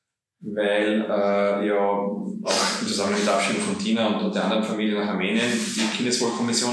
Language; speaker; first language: German; native; German